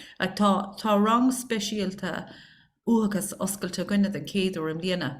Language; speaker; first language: Irish; non-native, local second language; English